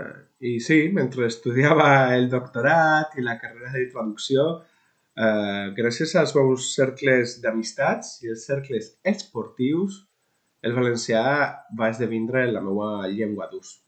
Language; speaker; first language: Catalan; non-native, local second language; Spanish